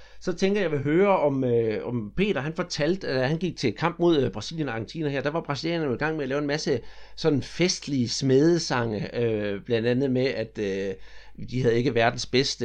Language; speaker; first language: Danish; native; Danish